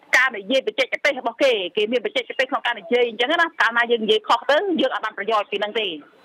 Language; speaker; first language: Khmer; non-native, local second language; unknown